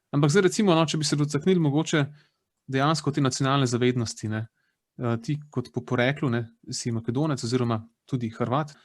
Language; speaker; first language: Slovenian; native; Slovenian